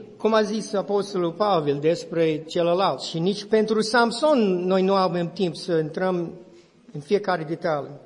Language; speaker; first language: Romanian; non-native, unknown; English